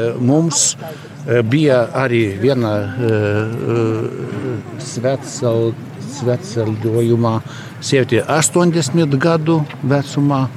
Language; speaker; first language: Latvian; non-native, learner; Lithuanian